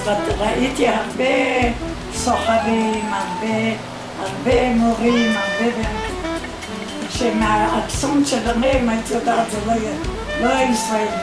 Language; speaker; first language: Hebrew; early bilingual, other home language; Spanish